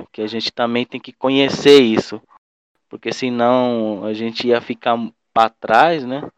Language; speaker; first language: Portuguese; non-native, local second language; Guarani